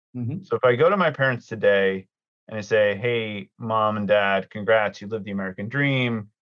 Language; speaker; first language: English; early bilingual, other home language; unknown